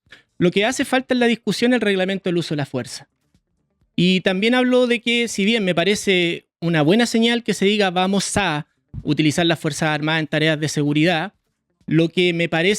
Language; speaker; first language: Spanish; native; Spanish